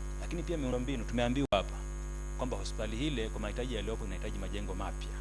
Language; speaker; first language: Swahili; native; Swahili